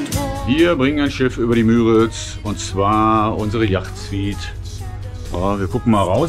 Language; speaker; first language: German; native; German